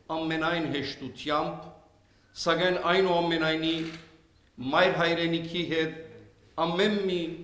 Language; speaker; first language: Armenian; early bilingual, heritage; Armenian